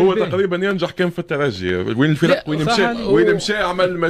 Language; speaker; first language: Arabic; native; Arabic